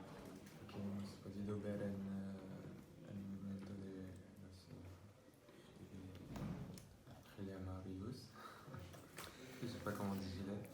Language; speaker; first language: Spanish; non-native, learner; French